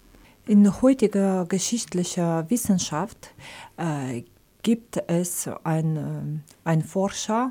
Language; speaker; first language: German; non-native, fluent; Ukrainian